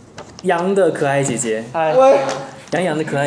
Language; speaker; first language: Chinese; native; Chinese